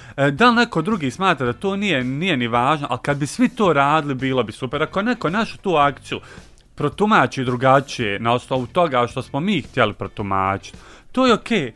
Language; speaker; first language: Bosnian; native; Bosnian